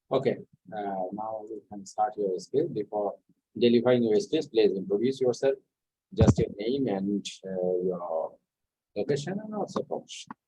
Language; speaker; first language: English; non-native, fluent; Bangla